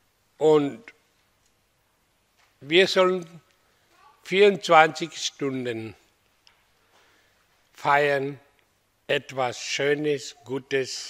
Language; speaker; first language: German; non-native, learner; Hindi